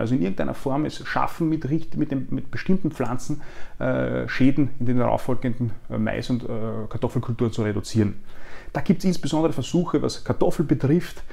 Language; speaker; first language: German; native; German